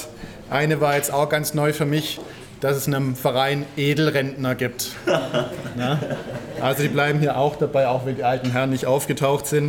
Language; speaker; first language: German; native; German